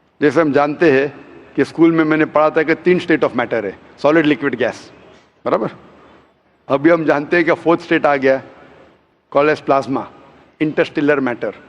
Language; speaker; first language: Hindi; non-native, local second language; Konkani